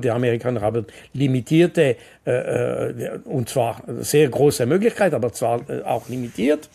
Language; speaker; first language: German; non-native, local second language; French